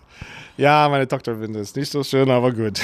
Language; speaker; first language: German; non-native, fluent; English